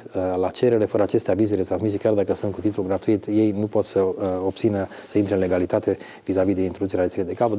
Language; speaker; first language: Romanian; native; Romanian